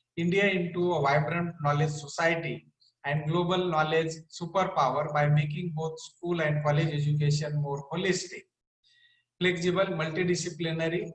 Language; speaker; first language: English; non-native, local second language; Marathi